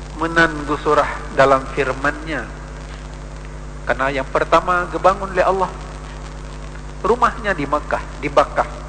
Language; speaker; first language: Indonesian; non-native, local second language; Achinese